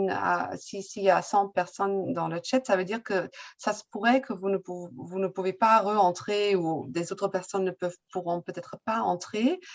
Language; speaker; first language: French; non-native, fluent; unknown